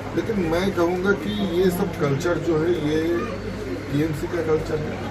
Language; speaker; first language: Hindi; non-native, local second language; Bangla